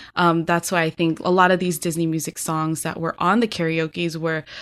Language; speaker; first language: English; early bilingual, other home language; Filipino